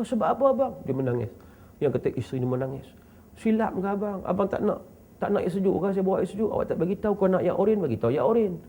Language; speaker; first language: Malay; native; Malay